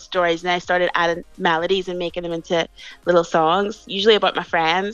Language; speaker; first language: English; native; English